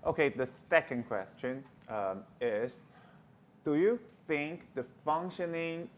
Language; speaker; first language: English; non-native, learner; Chinese